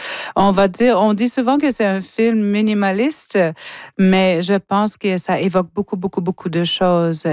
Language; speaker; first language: French; non-native, local second language; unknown